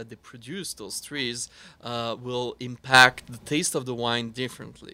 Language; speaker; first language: English; non-native, fluent; French